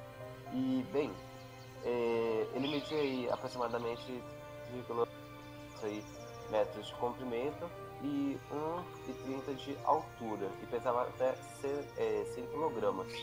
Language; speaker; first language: Portuguese; native; Portuguese